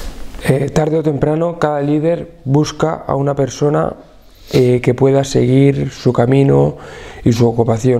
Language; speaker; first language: Spanish; non-native, fluent; Russian